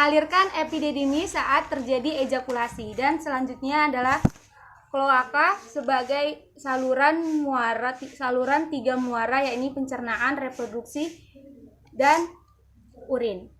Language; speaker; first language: Indonesian; native; Indonesian